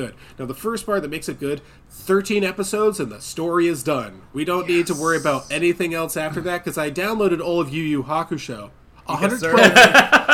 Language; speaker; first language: English; native; English